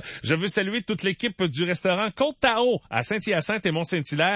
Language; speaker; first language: French; native; French